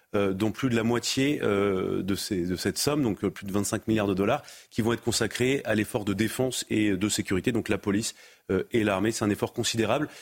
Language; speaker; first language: French; native; French